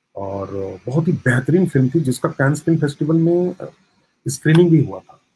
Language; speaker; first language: Hindi; native; Hindi